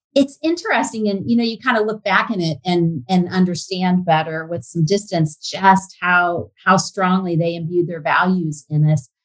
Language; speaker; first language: English; native; English